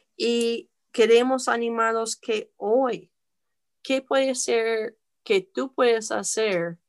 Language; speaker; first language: Spanish; non-native, fluent; English